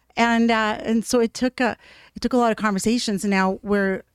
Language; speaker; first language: English; early bilingual, other home language; Norwegian